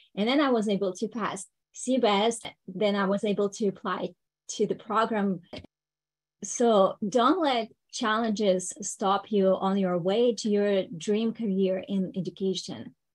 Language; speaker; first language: English; non-native, fluent; Ukrainian